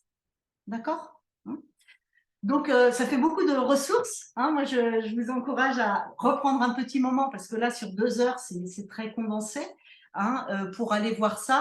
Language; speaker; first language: French; native; French